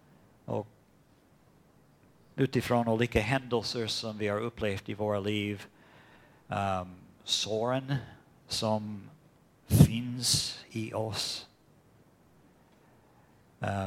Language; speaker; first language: Swedish; non-native, fluent; English